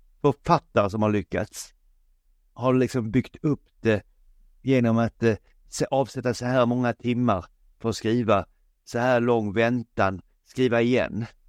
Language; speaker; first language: Swedish; native; Swedish